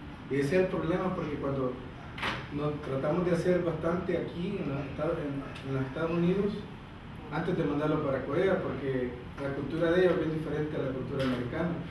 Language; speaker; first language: Spanish; early bilingual, heritage; Spanish